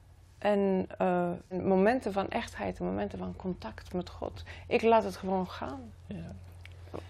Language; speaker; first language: Dutch; non-native, fluent; Greek